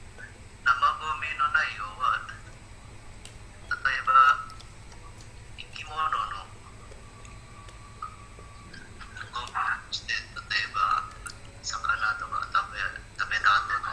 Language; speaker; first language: Japanese; non-native, learner; Indonesian